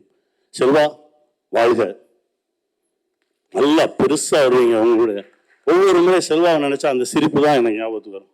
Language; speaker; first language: Tamil; native; Tamil